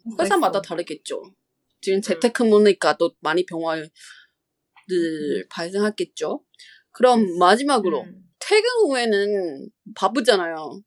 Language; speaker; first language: Korean; non-native, fluent; Chinese